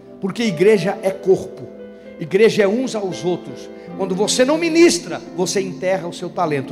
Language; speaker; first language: Portuguese; native; Portuguese